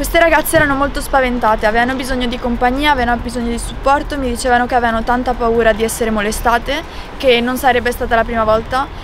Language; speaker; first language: Italian; non-native, fluent; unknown